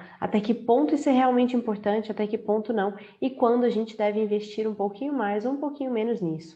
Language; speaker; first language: Portuguese; native; Portuguese